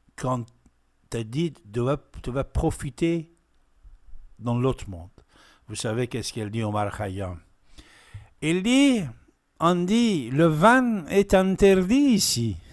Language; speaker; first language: French; non-native, fluent; Persian